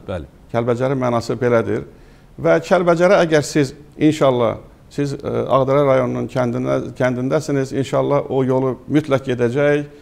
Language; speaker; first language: Azerbaijani; native; Azerbaijani